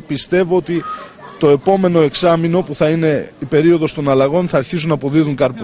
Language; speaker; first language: Greek; native; Greek